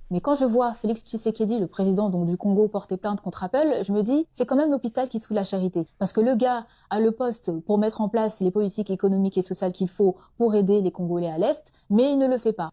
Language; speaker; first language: French; native; French